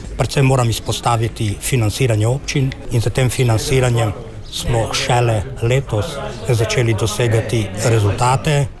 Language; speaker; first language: Slovenian; non-native, local second language; Romany